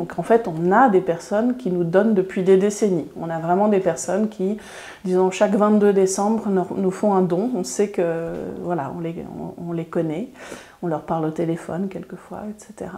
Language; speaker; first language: French; native; French